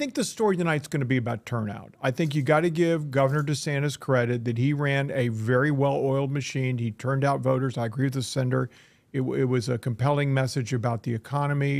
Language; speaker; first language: English; native; English